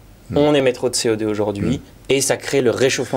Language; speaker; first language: French; native; French